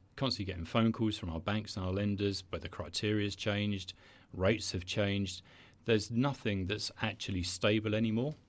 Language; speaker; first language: English; native; English